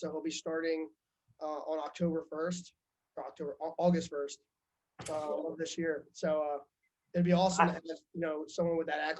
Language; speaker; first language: English; native; English